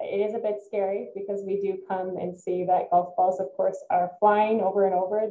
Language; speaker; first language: English; native; English